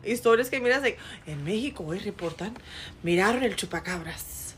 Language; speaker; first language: Spanish; early bilingual, heritage; Spanish